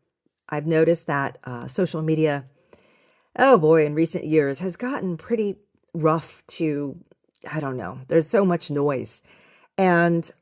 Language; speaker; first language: English; native; English